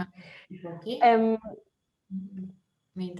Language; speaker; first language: Spanish; non-native, fluent; Russian